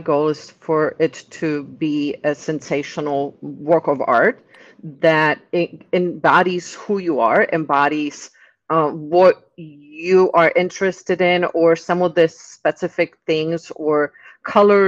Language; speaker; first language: English; non-native, fluent; Czech